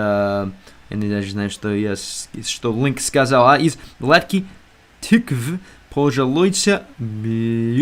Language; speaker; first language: Russian; non-native, learner; English